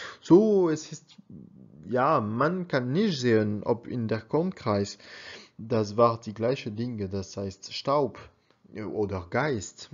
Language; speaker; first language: German; non-native, learner; French